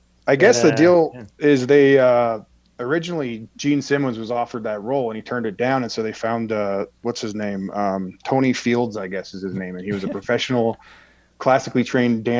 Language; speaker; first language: English; native; English